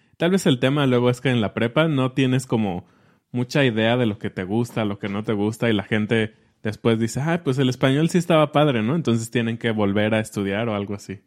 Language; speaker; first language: Spanish; native; Spanish